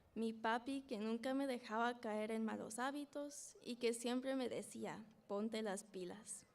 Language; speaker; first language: Spanish; early bilingual, other home language; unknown